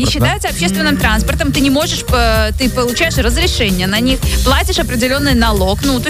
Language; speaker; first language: Russian; native; Russian